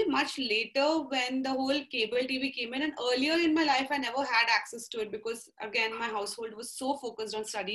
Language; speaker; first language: English; non-native, local second language; Marathi